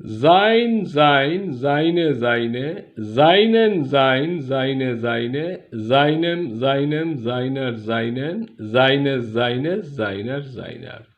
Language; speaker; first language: German; non-native, fluent; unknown